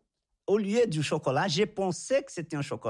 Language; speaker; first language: French; non-native, fluent; Portuguese